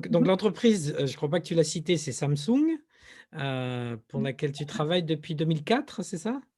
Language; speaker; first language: French; native; French